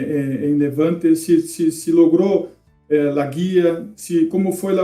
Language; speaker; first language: Spanish; non-native, fluent; Portuguese